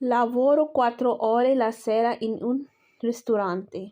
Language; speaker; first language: Italian; non-native, learner; Urdu